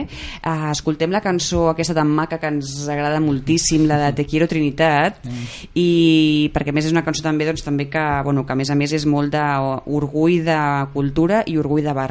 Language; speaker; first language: Catalan; native; Catalan